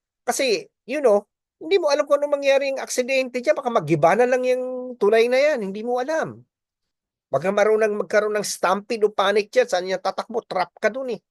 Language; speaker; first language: Filipino; non-native, local second language; Bikol